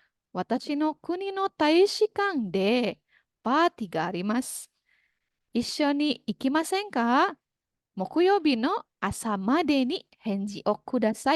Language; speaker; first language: Japanese; non-native, fluent; Indonesian